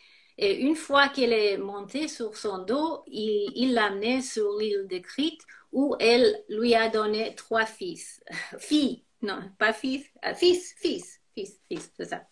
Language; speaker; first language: French; non-native, fluent; English